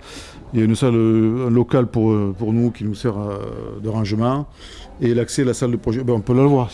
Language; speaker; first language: French; native; French